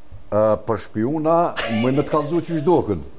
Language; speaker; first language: Albanian; native; Albanian